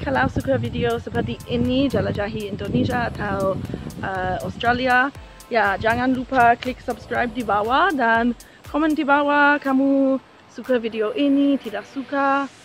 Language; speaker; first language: Indonesian; non-native, learner; English